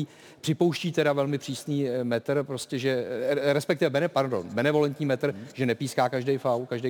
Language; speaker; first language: Czech; native; Czech